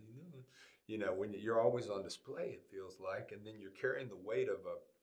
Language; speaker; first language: English; native; English